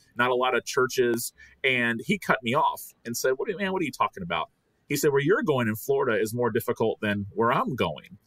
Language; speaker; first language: English; native; English